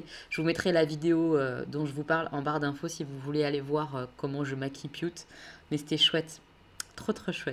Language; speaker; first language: French; native; French